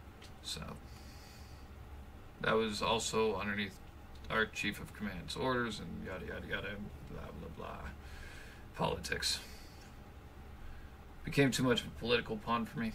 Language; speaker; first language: English; native; English